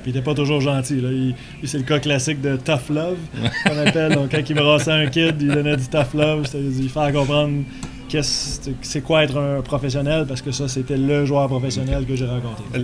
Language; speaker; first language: French; native; French